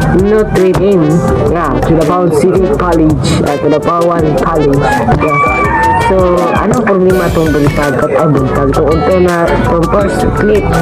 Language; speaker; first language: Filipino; non-native, local second language; Cebuano